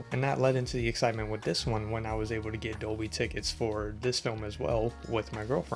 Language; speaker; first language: English; native; English